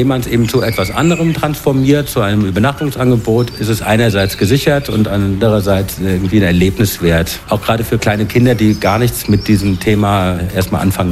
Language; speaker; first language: German; native; German